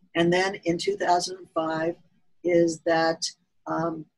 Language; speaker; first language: English; native; English